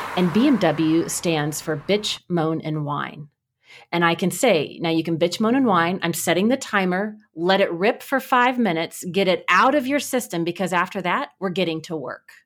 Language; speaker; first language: English; native; English